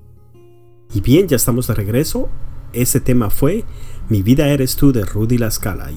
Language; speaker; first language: Spanish; early bilingual, heritage; Spanish